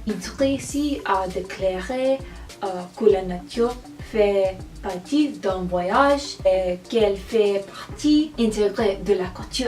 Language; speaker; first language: French; non-native, learner; English